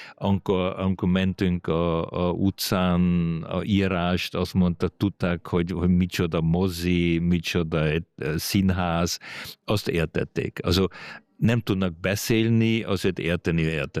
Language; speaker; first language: Hungarian; early bilingual, heritage; German